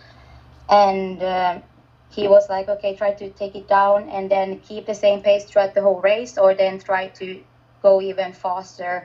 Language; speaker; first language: English; non-native, fluent; Finnish